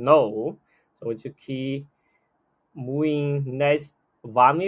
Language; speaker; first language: English; non-native, fluent; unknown